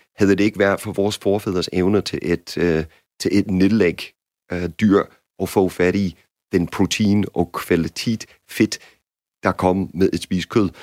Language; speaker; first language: Danish; non-native, fluent; English